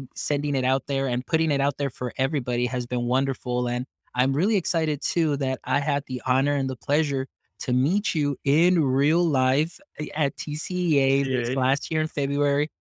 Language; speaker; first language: English; early bilingual, other home language; Spanish